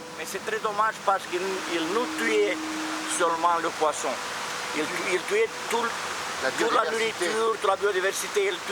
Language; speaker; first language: French; non-native, fluent; Romanian